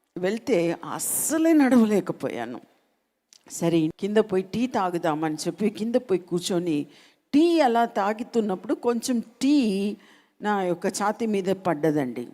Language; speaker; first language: Telugu; non-native, local second language; Malayalam